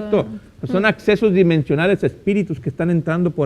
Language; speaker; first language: Spanish; native; Spanish